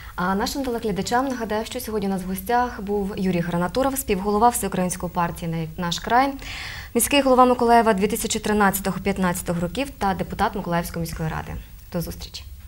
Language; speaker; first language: Ukrainian; non-native, local second language; Russian